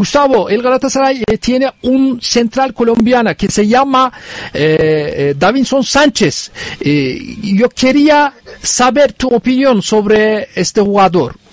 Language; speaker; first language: Spanish; non-native, fluent; Turkish